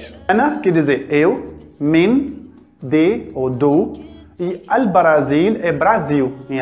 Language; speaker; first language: Portuguese; non-native, fluent; Arabic